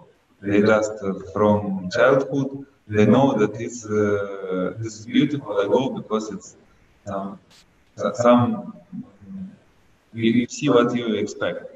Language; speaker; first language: English; non-native, learner; Russian